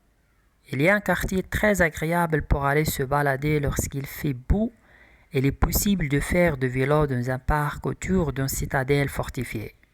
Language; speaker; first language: French; non-native, local second language; Arabic